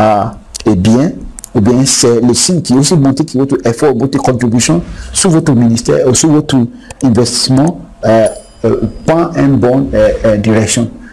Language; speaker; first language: French; non-native, fluent; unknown